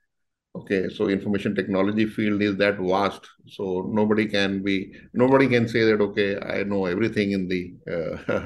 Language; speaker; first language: English; non-native, local second language; Hindi